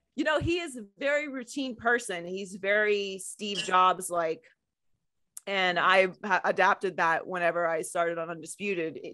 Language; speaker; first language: English; native; English